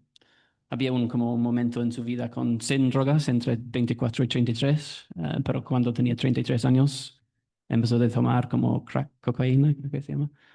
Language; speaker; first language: Spanish; non-native, fluent; English